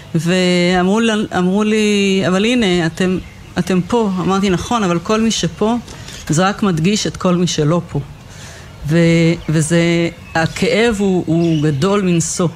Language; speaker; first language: Hebrew; native; Hebrew